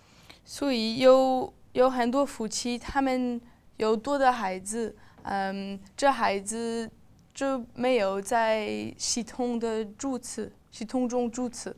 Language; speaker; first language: Chinese; non-native, learner; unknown